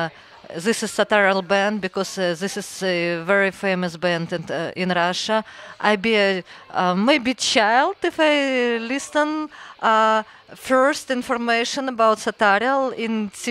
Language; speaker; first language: English; non-native, learner; Russian